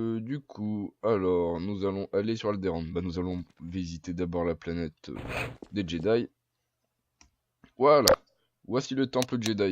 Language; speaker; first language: French; native; French